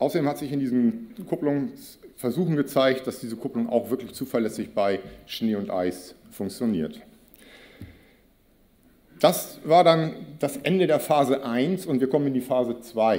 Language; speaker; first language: German; native; German